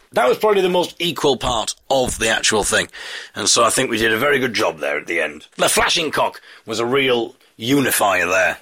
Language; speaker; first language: English; native; English